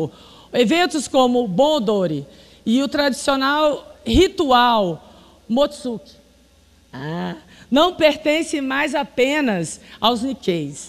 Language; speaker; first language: Portuguese; native; Portuguese